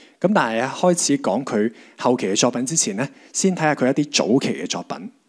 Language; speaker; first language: Cantonese; native; Cantonese